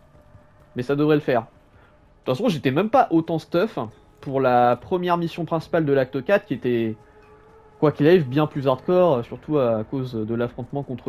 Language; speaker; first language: French; native; French